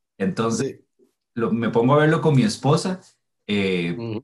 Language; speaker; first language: Spanish; native; Spanish